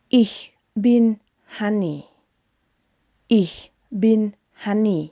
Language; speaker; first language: German; non-native, fluent; Thai